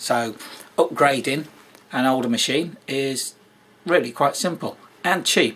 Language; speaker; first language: English; native; English